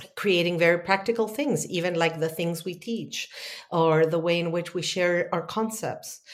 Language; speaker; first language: English; non-native, fluent; Spanish